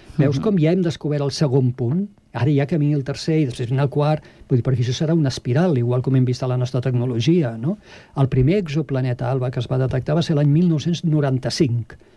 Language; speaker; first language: Catalan; native; Catalan